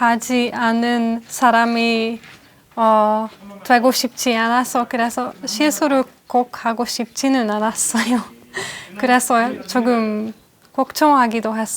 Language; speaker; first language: Korean; non-native, fluent; Hungarian